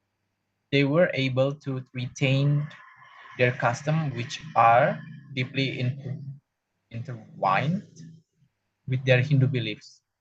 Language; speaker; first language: English; non-native, fluent; Indonesian